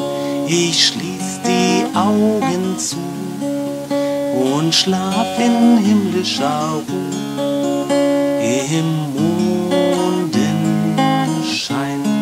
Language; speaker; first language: German; native; German